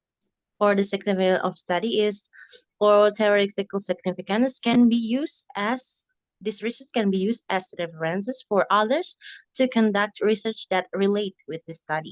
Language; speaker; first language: English; non-native, learner; Indonesian